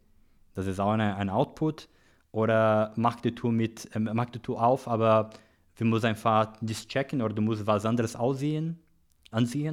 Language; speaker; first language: German; non-native, learner; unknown